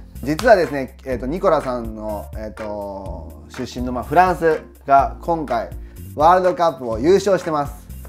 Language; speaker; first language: Japanese; native; Japanese